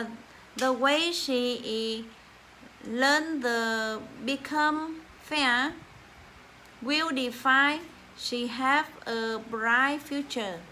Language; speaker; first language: English; non-native, learner; Vietnamese